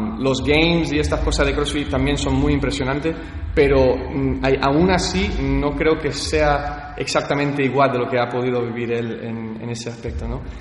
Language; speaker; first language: Spanish; early bilingual, heritage; Spanish